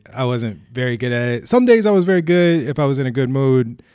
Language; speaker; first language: English; native; English